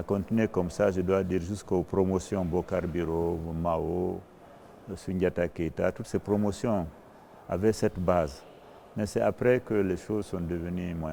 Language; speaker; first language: French; non-native, local second language; Fula